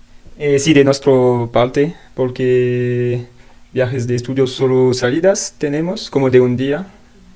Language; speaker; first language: Spanish; non-native, learner; French